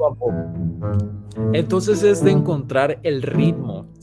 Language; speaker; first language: Portuguese; non-native, learner; Spanish